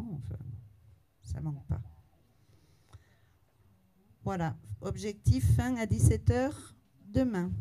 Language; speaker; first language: French; native; French